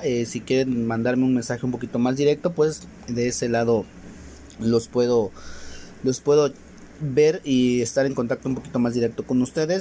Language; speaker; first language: Spanish; native; Spanish